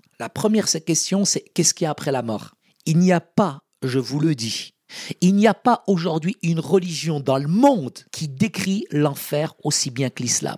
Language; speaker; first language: French; early bilingual, other home language; Arabic